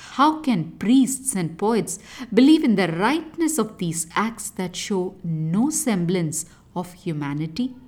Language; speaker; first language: English; non-native, local second language; Tamil